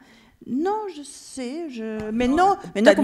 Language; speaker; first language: French; non-native, fluent; Catalan